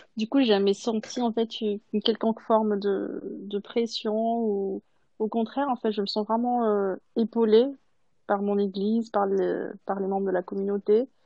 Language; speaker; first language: French; non-native, local second language; Malagasy